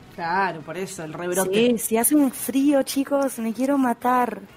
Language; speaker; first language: Spanish; non-native, fluent; French